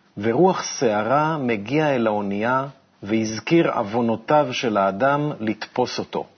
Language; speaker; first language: Hebrew; native; Hebrew